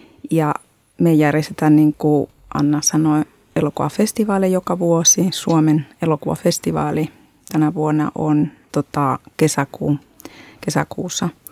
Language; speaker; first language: Finnish; non-native, fluent; Spanish